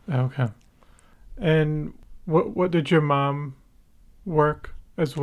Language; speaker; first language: English; native; English